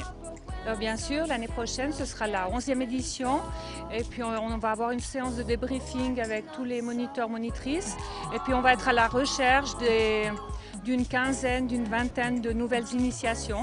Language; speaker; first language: French; native; French